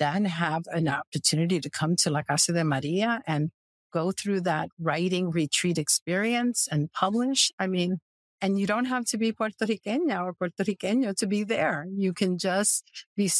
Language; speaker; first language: English; native; English